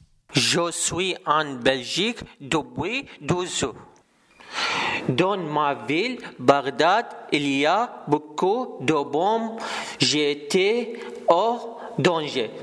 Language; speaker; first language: French; non-native, learner; Arabic